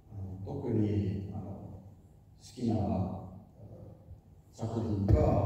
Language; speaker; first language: Japanese; non-native, fluent; Finnish